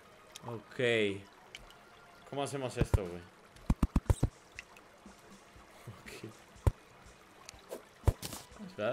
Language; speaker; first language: Spanish; native; Spanish